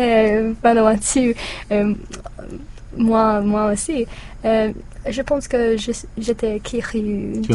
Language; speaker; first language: French; non-native, learner; English